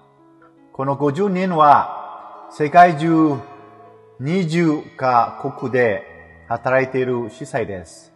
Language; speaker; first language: Japanese; non-native, fluent; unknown